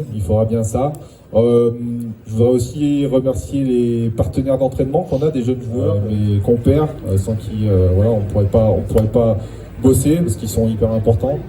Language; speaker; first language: French; native; French